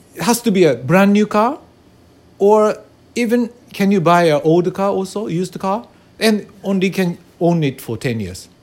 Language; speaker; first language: English; non-native, learner; Japanese